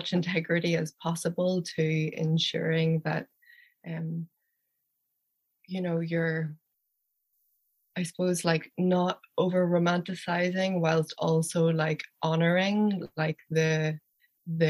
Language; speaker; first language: English; native; English